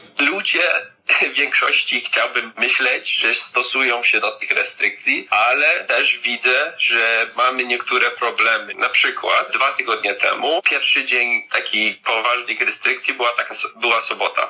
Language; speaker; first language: Polish; early bilingual, heritage; Polish